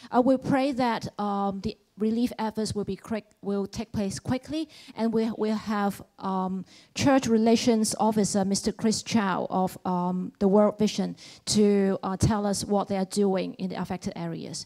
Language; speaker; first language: English; non-native, local second language; Cantonese